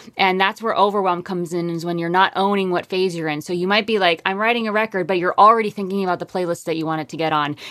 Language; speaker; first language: English; native; English